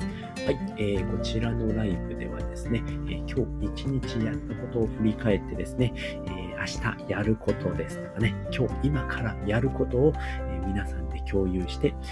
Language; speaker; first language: Japanese; native; Japanese